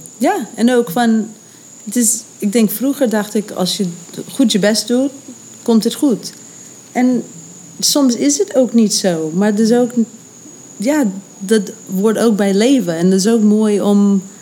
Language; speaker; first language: Dutch; non-native, fluent; English